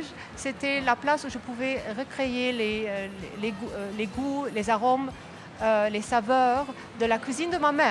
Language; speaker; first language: French; non-native, local second language; Arabic